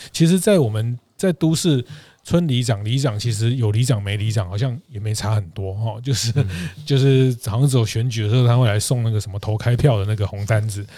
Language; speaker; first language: Chinese; native; Chinese